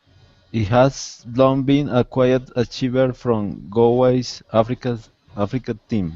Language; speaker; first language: English; non-native, learner; Spanish